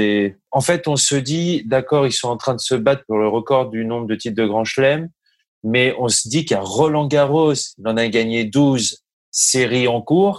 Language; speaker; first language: French; native; French